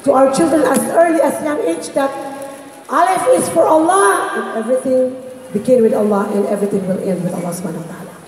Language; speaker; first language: English; non-native, local second language; Filipino